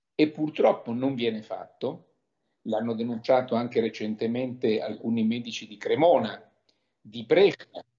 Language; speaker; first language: Italian; native; Italian